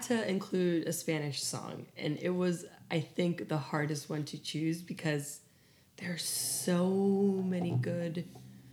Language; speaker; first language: English; non-native, fluent; Spanish